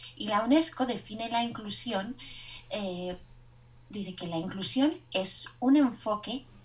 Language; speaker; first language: Spanish; native; Spanish